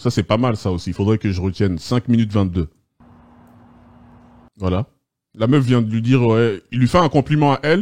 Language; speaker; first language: French; native; French